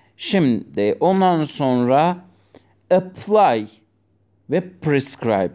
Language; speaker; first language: Turkish; non-native, fluent; Azerbaijani